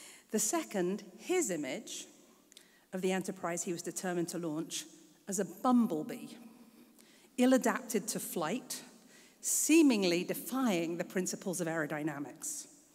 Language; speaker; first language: English; native; English